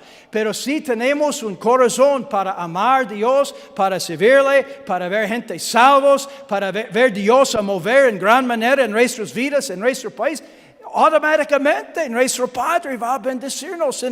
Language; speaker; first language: Spanish; non-native, learner; English